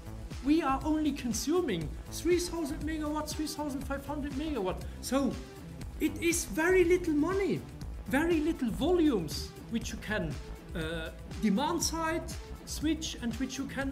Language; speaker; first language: English; non-native, fluent; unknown